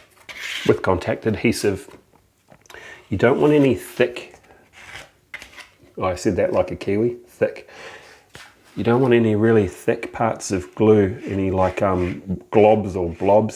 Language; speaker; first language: English; native; English